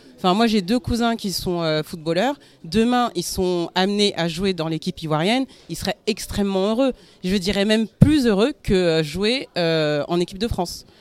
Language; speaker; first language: French; early bilingual, other home language; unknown